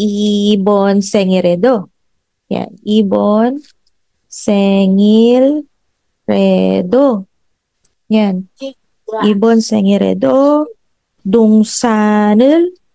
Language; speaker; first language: Korean; non-native, fluent; Filipino